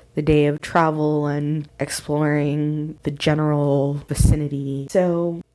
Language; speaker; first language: English; early bilingual, other home language; Spanish